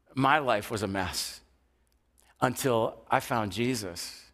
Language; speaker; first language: English; native; English